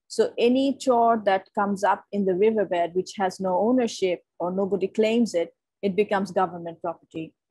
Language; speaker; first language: English; non-native, local second language; Bangla